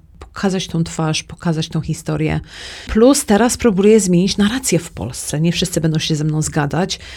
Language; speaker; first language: Polish; early bilingual, heritage; Polish